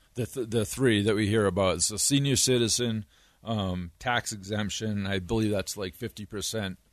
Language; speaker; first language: English; native; English